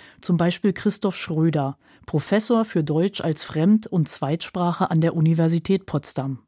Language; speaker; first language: German; native; German